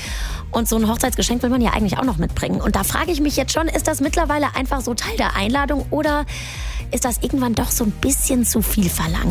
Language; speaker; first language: German; native; German